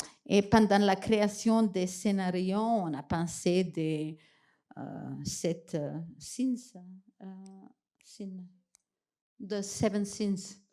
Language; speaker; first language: French; non-native, fluent; Macedonian